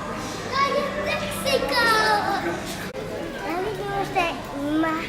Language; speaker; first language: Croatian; early bilingual, heritage; Croatian